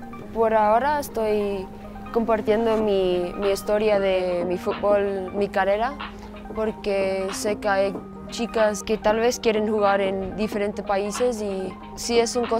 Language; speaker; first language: Spanish; early bilingual, heritage; English